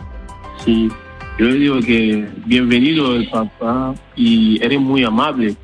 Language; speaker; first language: Spanish; non-native, learner; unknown